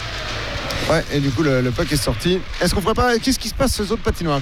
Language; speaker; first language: French; native; French